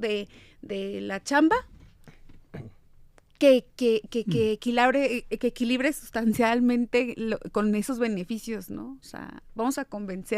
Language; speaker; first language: Spanish; native; Spanish